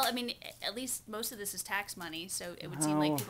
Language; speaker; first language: English; native; English